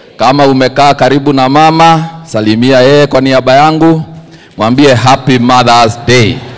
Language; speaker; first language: Swahili; non-native, local second language; Embu